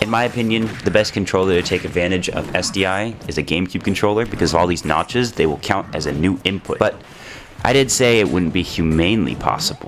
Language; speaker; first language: English; native; English